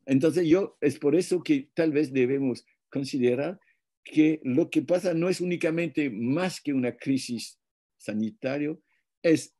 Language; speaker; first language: Spanish; non-native, fluent; French